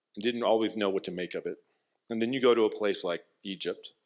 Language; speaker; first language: English; native; English